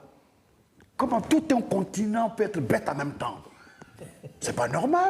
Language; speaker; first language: French; non-native, local second language; Dyula